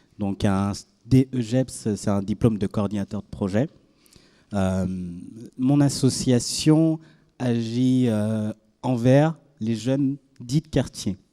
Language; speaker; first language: French; native; French